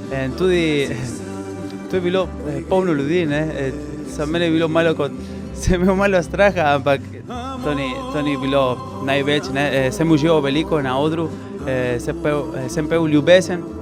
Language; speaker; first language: Slovenian; non-native, learner; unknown